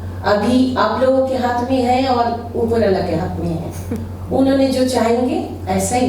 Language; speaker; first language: Hindi; non-native, local second language; Bangla